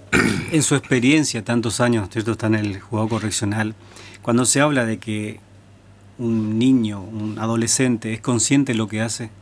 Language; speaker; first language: Spanish; native; Spanish